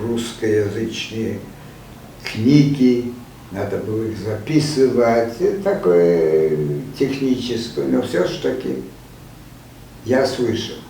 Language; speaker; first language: Russian; non-native, fluent; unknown